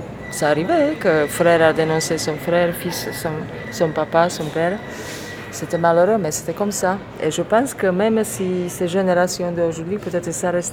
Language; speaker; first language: French; non-native, fluent; Slovak